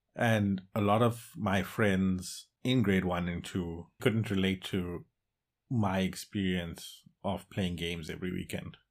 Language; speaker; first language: English; native; English